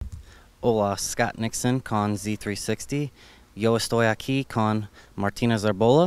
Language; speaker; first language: Spanish; non-native, learner; English